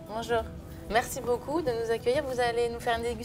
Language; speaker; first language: French; native; French